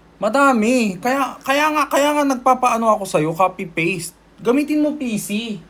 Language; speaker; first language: Filipino; early bilingual, other home language; Korean